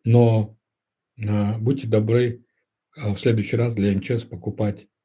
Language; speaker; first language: Russian; non-native, local second language; Kyrgyz